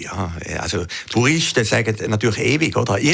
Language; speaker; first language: German; native; German